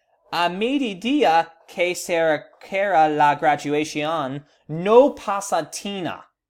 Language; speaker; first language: Spanish; non-native, learner; English